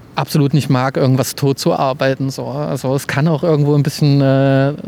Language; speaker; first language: German; native; German